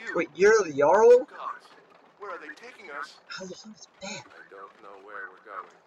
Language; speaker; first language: English; native; English